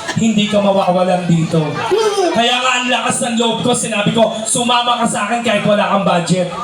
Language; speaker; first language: Filipino; native; Filipino